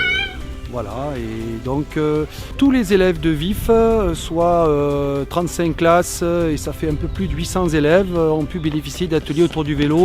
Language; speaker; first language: French; native; French